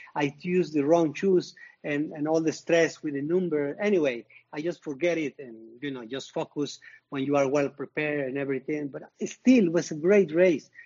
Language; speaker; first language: English; non-native, learner; Spanish